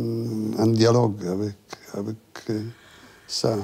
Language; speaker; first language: French; non-native, fluent; Italian